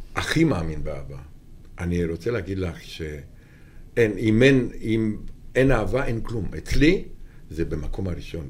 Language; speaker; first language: Hebrew; non-native, fluent; Romanian